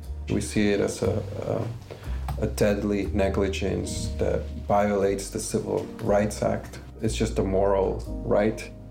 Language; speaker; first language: English; early bilingual, other home language; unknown